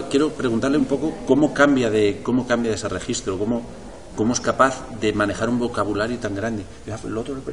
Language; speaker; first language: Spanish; native; Spanish